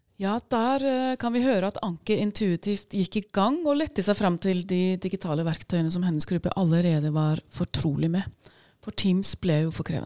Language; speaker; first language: Norwegian; native; Norwegian